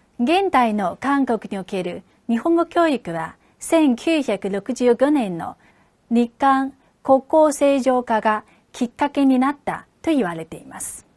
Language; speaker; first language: Japanese; non-native, fluent; Chinese